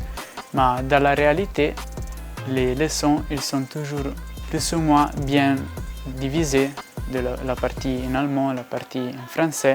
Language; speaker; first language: French; non-native, local second language; Italian